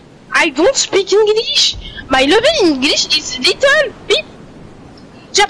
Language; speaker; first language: English; non-native, learner; French